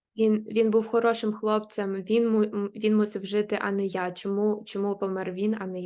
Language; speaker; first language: Ukrainian; native; Ukrainian